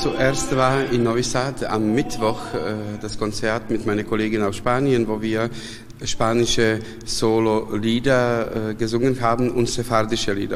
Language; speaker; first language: German; non-native, fluent; Serbian